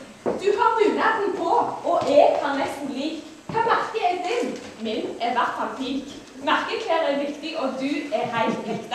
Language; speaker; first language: Norwegian; native; Norwegian